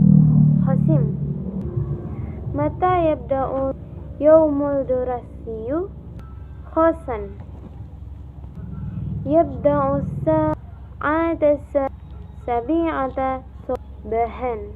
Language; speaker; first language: Arabic; non-native, learner; Indonesian